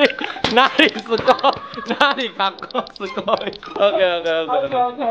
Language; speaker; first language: Japanese; non-native, learner; Chinese